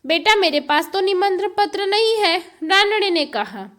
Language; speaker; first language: Hindi; non-native, local second language; Gujarati